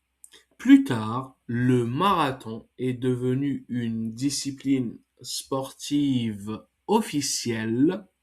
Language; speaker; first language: French; non-native, fluent; English